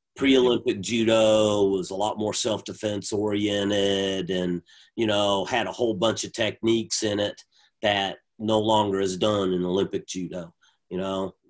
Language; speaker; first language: English; native; English